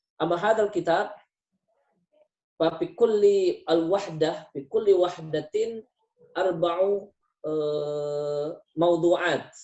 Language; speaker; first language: Arabic; non-native, fluent; Indonesian